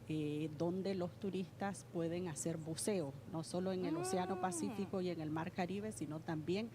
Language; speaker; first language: Spanish; native; Spanish